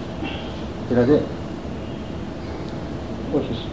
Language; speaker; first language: Greek; non-native, local second language; Turkish